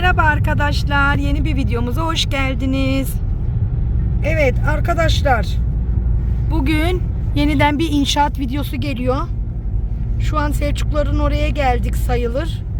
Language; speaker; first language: Turkish; early bilingual, heritage; Turkish